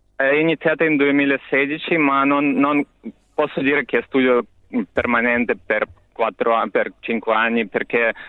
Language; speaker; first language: Italian; non-native, learner; Russian